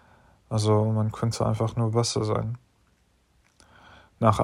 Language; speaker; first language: German; non-native, fluent; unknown